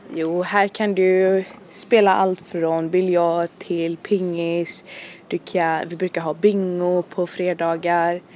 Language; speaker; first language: Swedish; early bilingual, other home language; Arabic